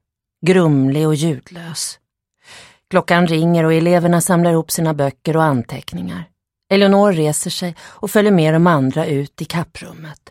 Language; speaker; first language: Swedish; native; Swedish